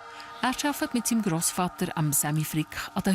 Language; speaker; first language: German; native; German